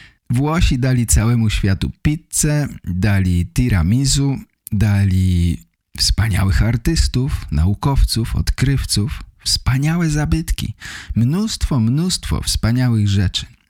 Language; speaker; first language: Polish; native; Polish